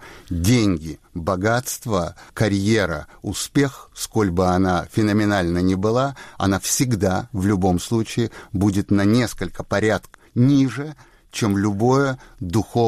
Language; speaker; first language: Russian; native; Russian